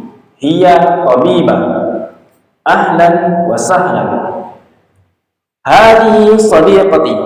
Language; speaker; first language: Arabic; non-native, fluent; Indonesian